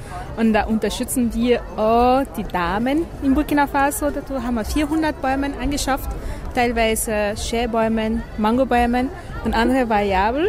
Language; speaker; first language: German; non-native, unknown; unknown